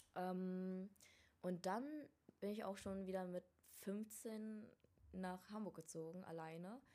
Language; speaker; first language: German; early bilingual, other home language; Vietnamese